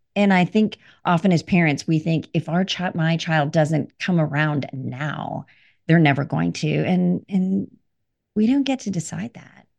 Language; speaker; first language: English; early bilingual, other home language; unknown